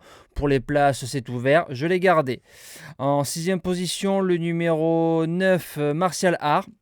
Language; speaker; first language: French; native; French